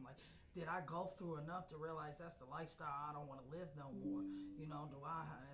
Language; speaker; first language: English; native; English